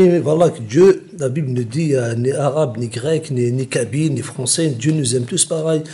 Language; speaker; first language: French; non-native, local second language; Kabyle